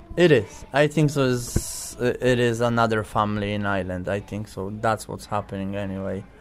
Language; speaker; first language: English; non-native, learner; Polish